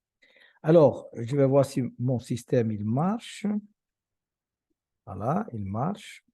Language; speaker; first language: French; non-native, fluent; Portuguese